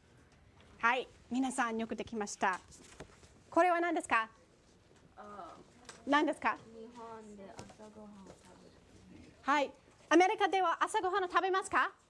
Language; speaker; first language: Japanese; non-native, fluent; English